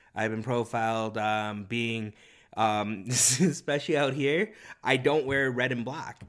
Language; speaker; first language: English; non-native, fluent; Korean